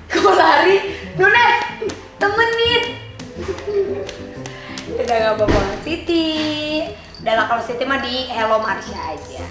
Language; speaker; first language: Indonesian; native; Indonesian